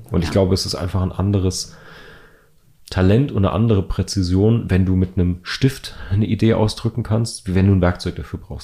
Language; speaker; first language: German; native; German